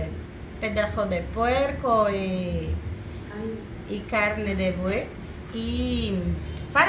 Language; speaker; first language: Spanish; non-native, learner; Portuguese